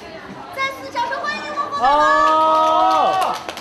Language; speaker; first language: Chinese; native; Chinese